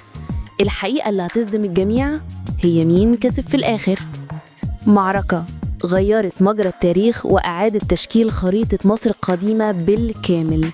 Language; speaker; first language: Arabic; native; Arabic